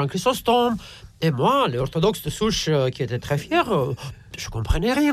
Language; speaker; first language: French; non-native, fluent; Romanian